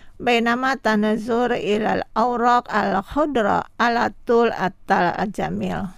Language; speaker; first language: Arabic; non-native, fluent; Indonesian